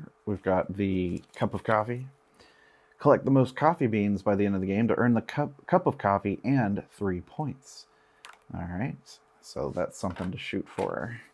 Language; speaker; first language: English; native; English